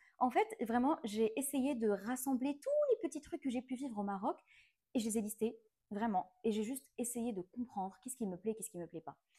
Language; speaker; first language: French; non-native, local second language; Arabic